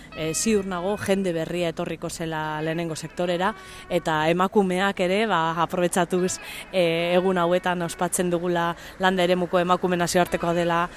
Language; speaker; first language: Basque; non-native, local second language; Spanish